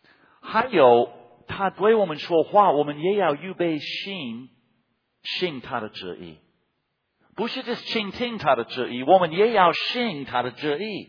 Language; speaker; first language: Chinese; non-native, fluent; English